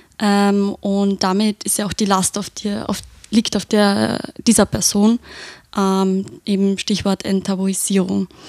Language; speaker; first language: German; native; German